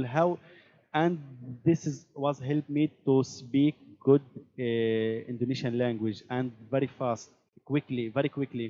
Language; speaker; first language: English; non-native, learner; Arabic